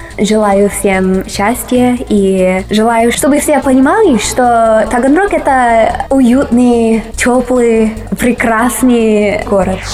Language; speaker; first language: Russian; non-native, fluent; English